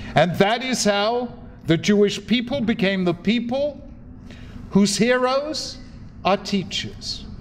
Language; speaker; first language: English; native; English